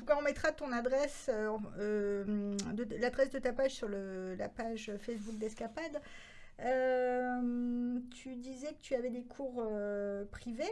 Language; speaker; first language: French; native; French